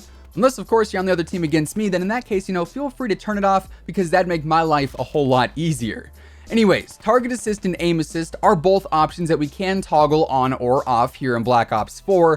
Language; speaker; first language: English; native; English